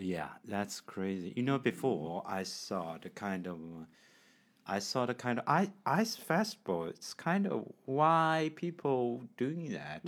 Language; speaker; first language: English; non-native, learner; Chinese